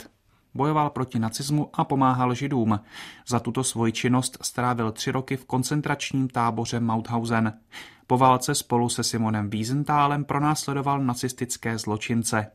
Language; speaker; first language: Czech; native; Czech